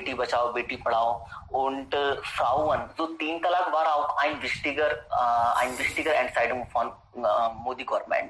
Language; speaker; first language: German; non-native, learner; Hindi